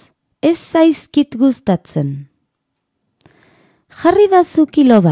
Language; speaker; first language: Basque; non-native, learner; Spanish